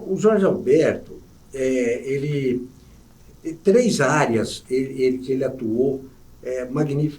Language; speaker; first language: Portuguese; native; Portuguese